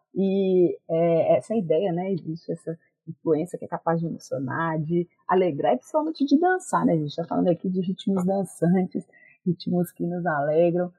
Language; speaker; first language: Portuguese; native; Portuguese